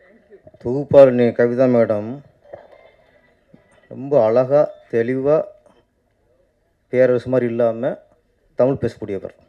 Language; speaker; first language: Tamil; native; Tamil